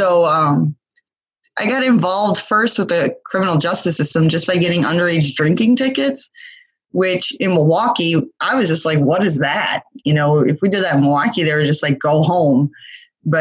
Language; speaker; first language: English; native; English